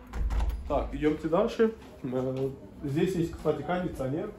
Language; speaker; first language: Russian; non-native, fluent; Turkish